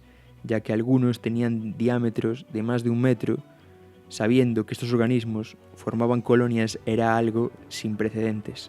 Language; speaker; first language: Spanish; native; Spanish